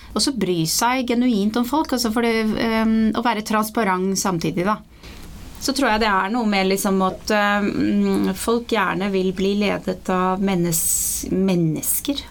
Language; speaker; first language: Norwegian; early bilingual, other home language; Persian